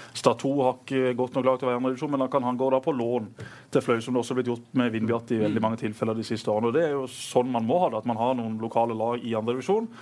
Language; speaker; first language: Norwegian; native; Norwegian